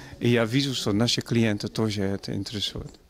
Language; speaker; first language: Russian; non-native, fluent; Dutch